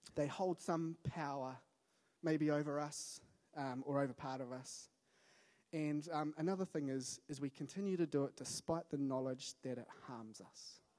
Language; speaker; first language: English; native; English